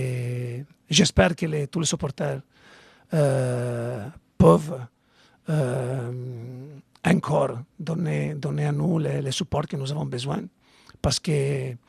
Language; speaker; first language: French; non-native, fluent; Italian